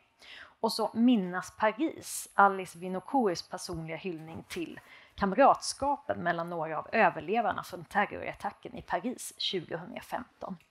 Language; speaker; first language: Swedish; native; Swedish